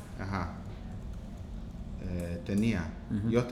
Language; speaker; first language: Spanish; non-native, learner; English